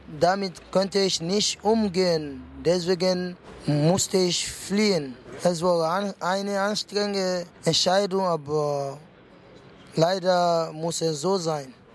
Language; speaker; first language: German; non-native, fluent; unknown